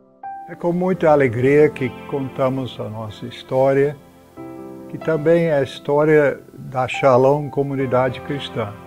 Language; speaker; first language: Portuguese; non-native, fluent; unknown